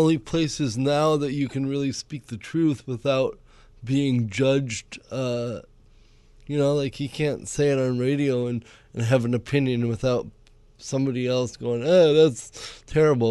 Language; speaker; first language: English; native; English